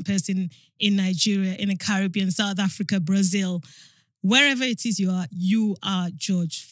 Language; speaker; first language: English; non-native, local second language; Yoruba